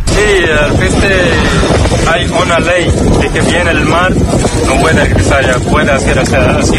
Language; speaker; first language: Spanish; non-native, learner; Arabic